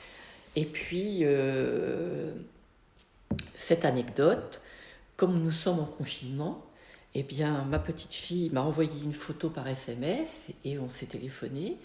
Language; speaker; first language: French; native; French